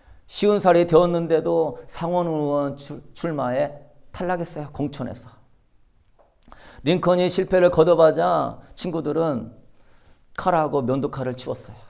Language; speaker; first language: Korean; native; Korean